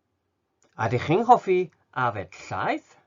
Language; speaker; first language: Welsh; non-native, fluent; Japanese